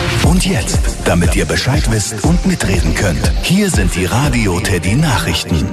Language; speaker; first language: German; native; German